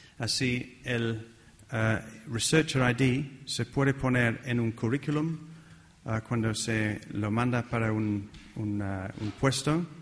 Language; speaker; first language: Spanish; non-native, fluent; English